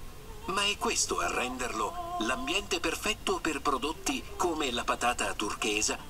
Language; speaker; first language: Italian; native; Italian